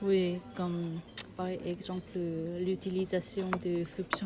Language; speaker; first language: French; non-native, learner; Korean